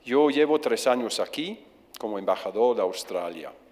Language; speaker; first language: Spanish; non-native, fluent; English